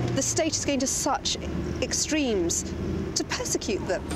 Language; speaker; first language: English; native; English